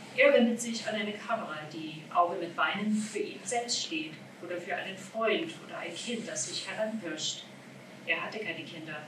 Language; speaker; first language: German; non-native, fluent; English